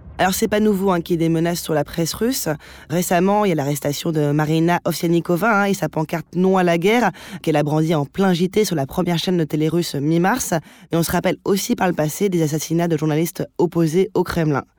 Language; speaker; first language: French; native; French